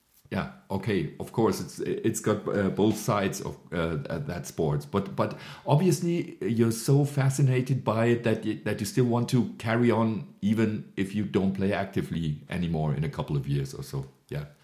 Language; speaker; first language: English; non-native, fluent; German